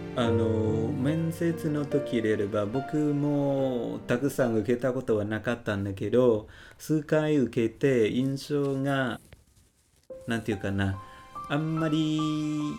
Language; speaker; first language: Japanese; non-native, fluent; Vietnamese